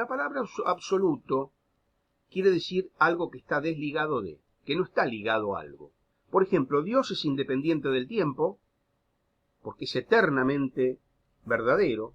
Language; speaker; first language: Spanish; native; Spanish